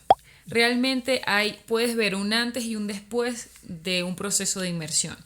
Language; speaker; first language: Spanish; native; Spanish